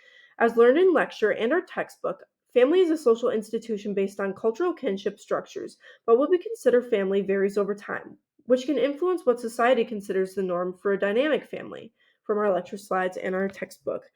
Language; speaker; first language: English; native; English